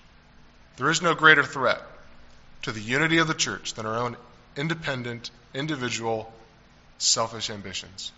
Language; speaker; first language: English; native; English